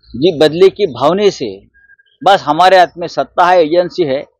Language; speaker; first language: Hindi; non-native, local second language; Marathi